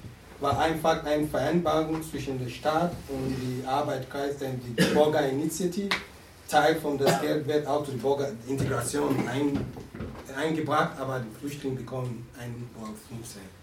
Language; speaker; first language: German; non-native, learner; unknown